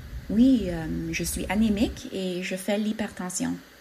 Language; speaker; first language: French; non-native, fluent; English